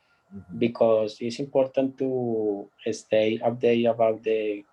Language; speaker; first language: English; non-native, learner; Spanish